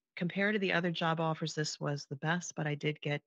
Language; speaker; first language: English; native; English